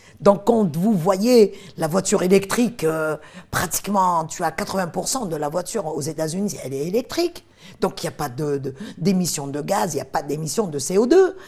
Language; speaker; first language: French; non-native, local second language; Arabic